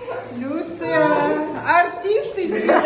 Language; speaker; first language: Russian; non-native, local second language; Kazakh